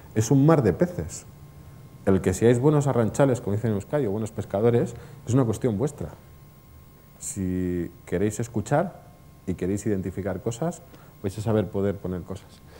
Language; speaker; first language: Spanish; native; Spanish